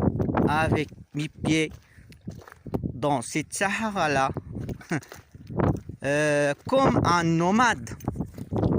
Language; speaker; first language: French; non-native, learner; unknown